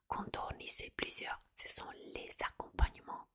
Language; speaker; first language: French; non-native, fluent; Italian